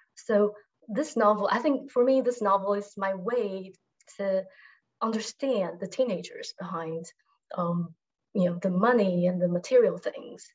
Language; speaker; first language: English; non-native, fluent; Chinese